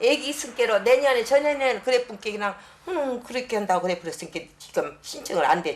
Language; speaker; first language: Korean; native; Korean